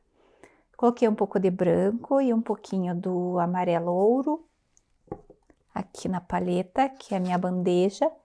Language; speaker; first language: Portuguese; native; Portuguese